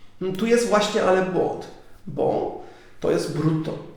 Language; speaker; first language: Polish; early bilingual, heritage; Polish